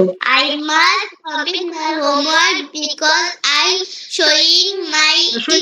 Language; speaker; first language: English; non-native, learner; Bangla